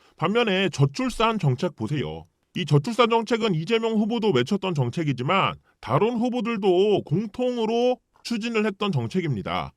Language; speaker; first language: Korean; early bilingual, heritage; Korean